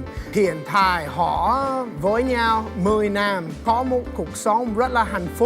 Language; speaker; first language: Vietnamese; non-native, learner; English